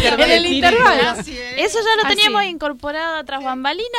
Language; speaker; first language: Spanish; native; Spanish